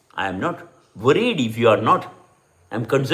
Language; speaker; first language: English; non-native, local second language; Malayalam